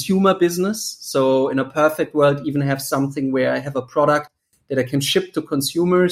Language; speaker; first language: English; non-native, fluent; German